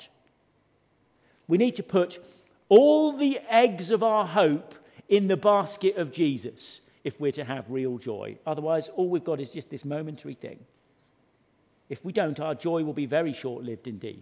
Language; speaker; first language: English; native; English